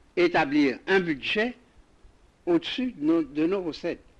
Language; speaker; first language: French; native; French